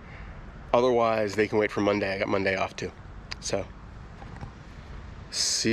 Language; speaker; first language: English; native; English